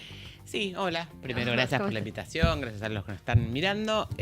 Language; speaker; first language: Spanish; native; Spanish